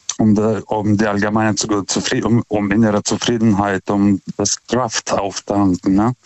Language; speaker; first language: German; non-native, fluent; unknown